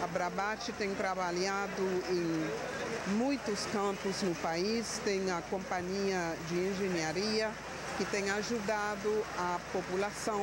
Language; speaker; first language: Portuguese; non-native, fluent; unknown